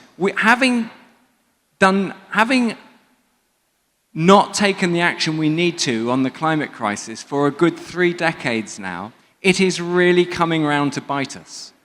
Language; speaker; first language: English; native; English